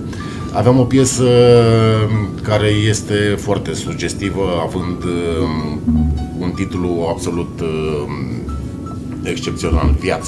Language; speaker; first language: Romanian; native; Romanian